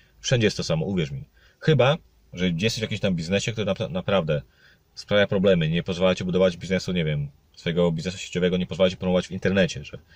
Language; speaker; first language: Polish; native; Polish